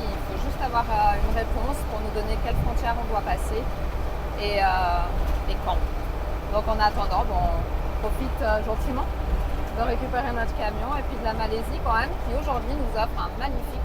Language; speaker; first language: French; native; French